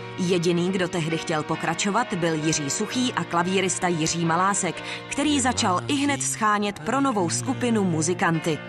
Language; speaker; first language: Czech; native; Czech